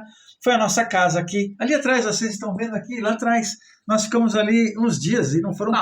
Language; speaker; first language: Portuguese; native; Portuguese